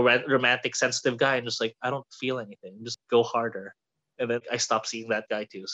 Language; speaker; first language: English; non-native, local second language; Filipino